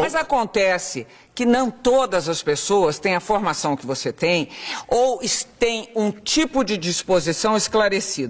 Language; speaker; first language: Portuguese; native; Portuguese